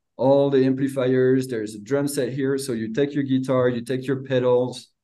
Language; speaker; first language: English; non-native, fluent; French